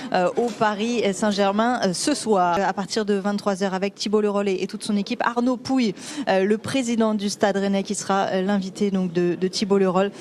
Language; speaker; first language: French; native; French